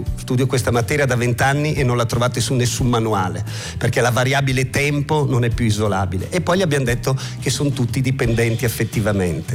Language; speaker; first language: Italian; native; Italian